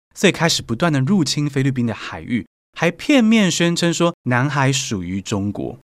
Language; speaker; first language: Chinese; native; Chinese